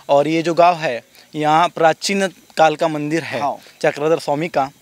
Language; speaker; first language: Hindi; non-native, local second language; Marathi